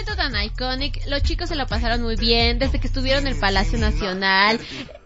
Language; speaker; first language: Spanish; native; Spanish